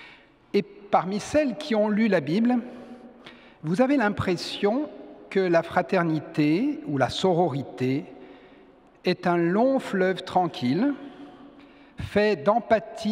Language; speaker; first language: French; native; French